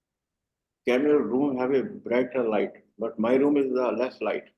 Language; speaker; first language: English; non-native, learner; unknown